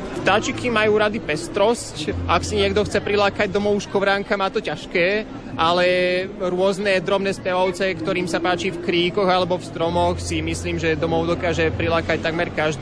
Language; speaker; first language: Slovak; native; Slovak